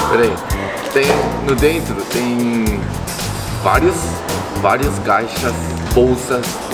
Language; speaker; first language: Portuguese; non-native, learner; Korean